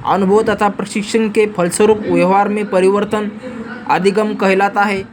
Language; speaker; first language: Hindi; non-native, local second language; Marathi